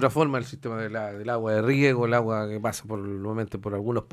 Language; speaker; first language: Spanish; native; Spanish